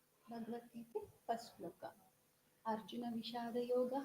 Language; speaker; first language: Kannada; native; Kannada